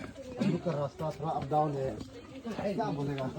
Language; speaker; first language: Hindi; non-native, local second language; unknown